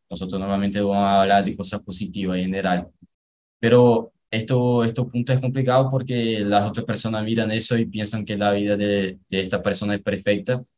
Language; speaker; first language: Spanish; non-native, fluent; Portuguese